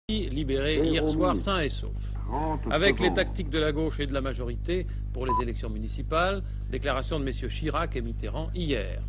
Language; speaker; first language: French; native; French